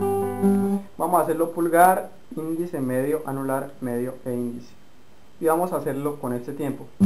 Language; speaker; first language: Spanish; native; Spanish